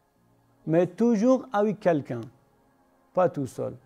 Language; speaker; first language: French; non-native, learner; Persian